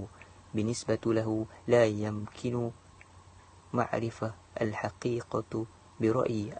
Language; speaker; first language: Arabic; non-native, learner; Malay